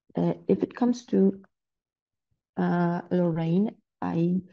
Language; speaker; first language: English; non-native, fluent; Polish